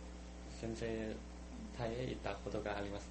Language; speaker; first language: Japanese; non-native, learner; Thai